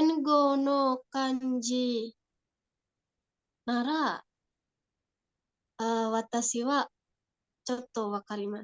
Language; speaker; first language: Japanese; non-native, learner; Indonesian